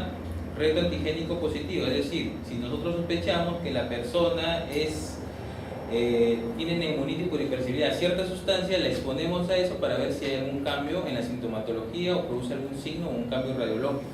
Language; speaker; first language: Spanish; native; Spanish